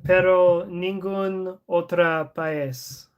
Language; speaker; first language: Spanish; non-native, learner; English